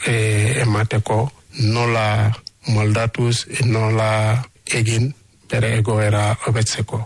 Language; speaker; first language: Basque; non-native, learner; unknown